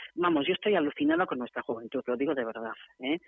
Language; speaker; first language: Spanish; native; Spanish